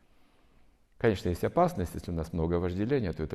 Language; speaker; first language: Russian; native; Russian